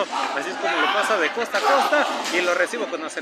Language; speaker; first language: Spanish; native; Spanish